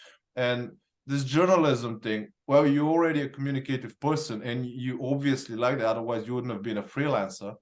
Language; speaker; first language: English; non-native, fluent; Bulgarian